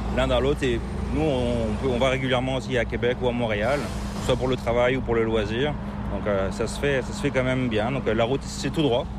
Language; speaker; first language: French; native; French